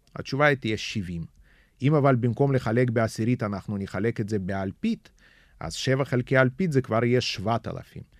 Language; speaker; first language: Hebrew; native; Hebrew